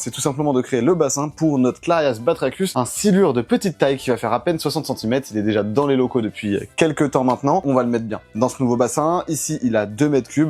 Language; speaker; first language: French; native; French